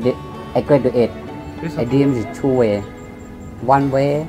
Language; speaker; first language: English; non-native, learner; Lao